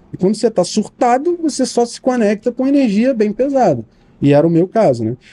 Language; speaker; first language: Portuguese; native; Portuguese